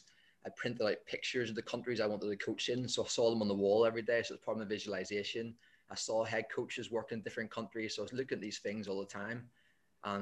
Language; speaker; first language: English; native; English